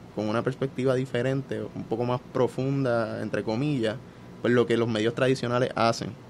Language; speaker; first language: Spanish; native; Spanish